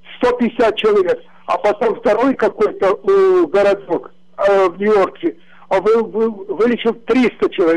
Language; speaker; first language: Russian; native; Russian